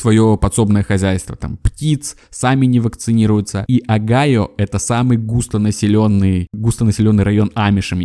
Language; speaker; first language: Russian; native; Russian